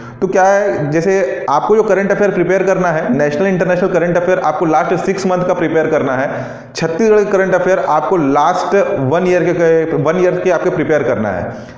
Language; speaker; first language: Hindi; native; Hindi